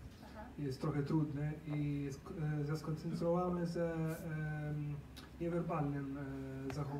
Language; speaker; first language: Polish; non-native, learner; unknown